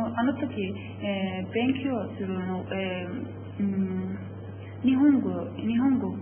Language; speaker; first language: Japanese; non-native, learner; Persian